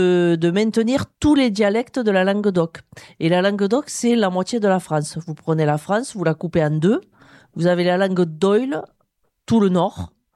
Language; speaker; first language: French; native; French